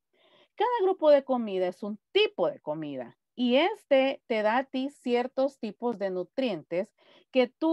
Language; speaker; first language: Spanish; native; Spanish